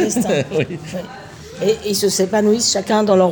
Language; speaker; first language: French; native; French